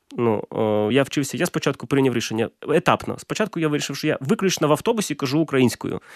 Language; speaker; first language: Ukrainian; non-native, local second language; Russian